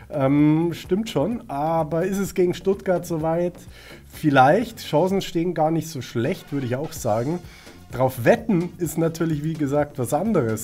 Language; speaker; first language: German; native; German